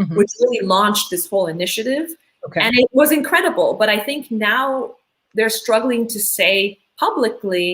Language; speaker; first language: English; early bilingual, other home language; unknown